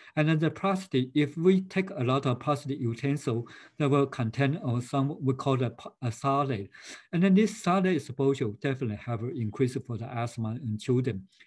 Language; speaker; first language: English; non-native, fluent; Chinese